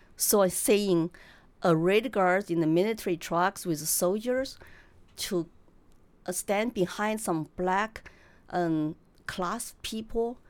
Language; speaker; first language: English; non-native, fluent; Chinese